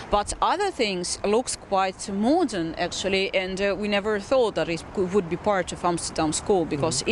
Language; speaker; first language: English; non-native, fluent; Russian